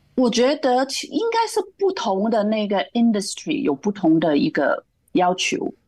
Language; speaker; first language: Chinese; non-native, local second language; Cantonese